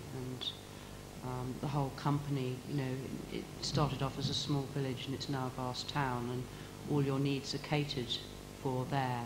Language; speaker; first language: English; native; English